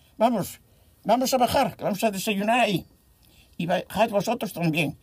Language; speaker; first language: Spanish; non-native, local second language; Galician